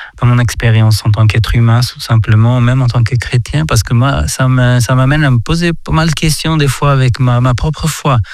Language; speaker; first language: French; non-native, fluent; Portuguese